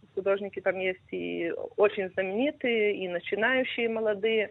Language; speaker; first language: Russian; non-native, fluent; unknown